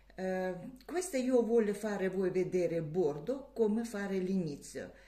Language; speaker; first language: Italian; non-native, learner; Russian